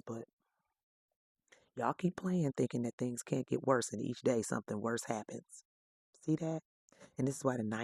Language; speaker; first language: English; native; English